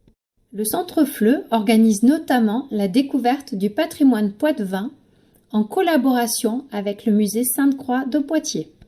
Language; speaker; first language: French; native; French